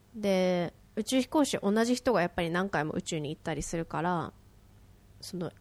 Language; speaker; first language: Japanese; native; Japanese